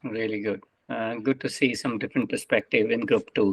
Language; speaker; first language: English; non-native, local second language; Punjabi